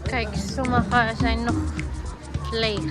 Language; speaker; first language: Dutch; non-native, learner; Filipino